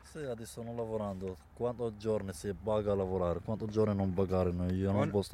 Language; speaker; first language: Italian; non-native, learner; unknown